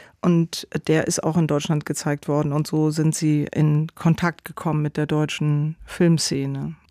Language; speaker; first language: German; native; German